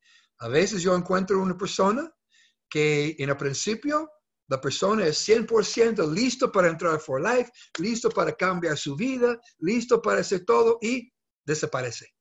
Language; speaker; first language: Spanish; non-native, fluent; English